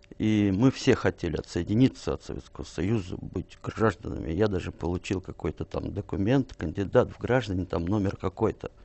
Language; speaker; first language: Russian; native; Russian